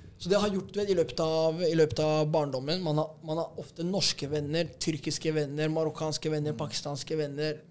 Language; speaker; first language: Norwegian; native; Norwegian